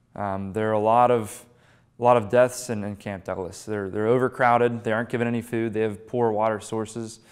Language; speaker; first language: English; native; English